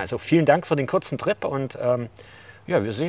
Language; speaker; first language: German; native; German